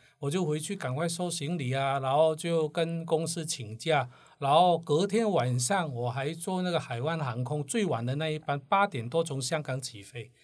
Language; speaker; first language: Chinese; non-native, local second language; Cantonese